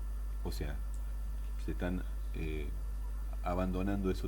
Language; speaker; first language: Spanish; native; Spanish